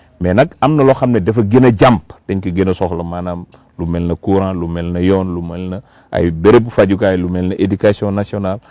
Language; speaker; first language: Wolof; non-native, local second language; Fula